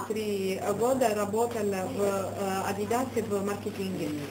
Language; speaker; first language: Russian; non-native, fluent; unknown